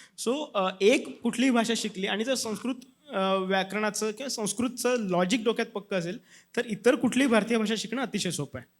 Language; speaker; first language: Marathi; native; Marathi